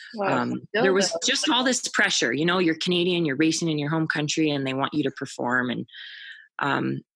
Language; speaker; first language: English; native; English